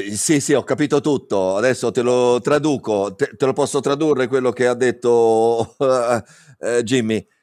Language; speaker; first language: English; non-native, learner; Italian